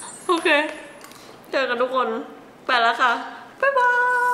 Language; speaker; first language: Thai; native; Thai